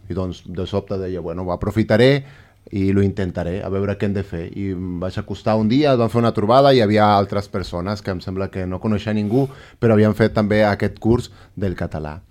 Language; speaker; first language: Catalan; non-native, fluent; Spanish